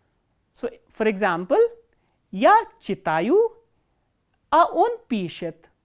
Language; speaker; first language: Russian; non-native, fluent; Hindi